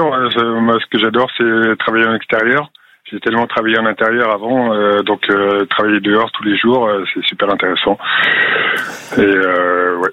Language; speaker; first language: French; native; French